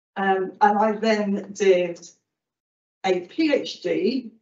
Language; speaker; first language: English; native; English